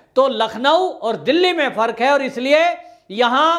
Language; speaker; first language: Hindi; native; Hindi